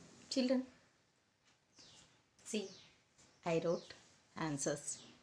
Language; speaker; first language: English; non-native, local second language; Telugu